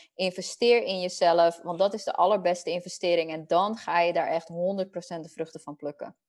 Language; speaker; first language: Dutch; early bilingual, other home language; Spanish